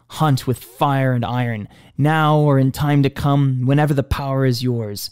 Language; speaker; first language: English; native; English